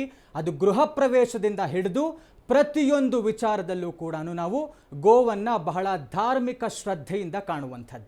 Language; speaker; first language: Kannada; native; Kannada